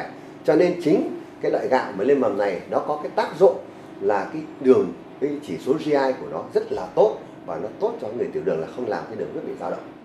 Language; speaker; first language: Vietnamese; native; Vietnamese